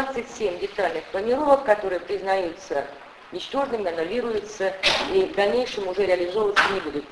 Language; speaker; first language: Russian; native; Russian